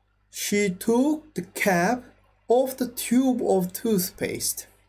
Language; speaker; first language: English; non-native, fluent; Azerbaijani